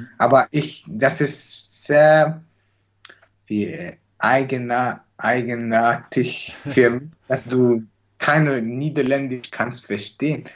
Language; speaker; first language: German; non-native, learner; Chinese